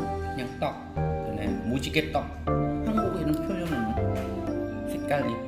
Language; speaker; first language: Korean; non-native, learner; Khmer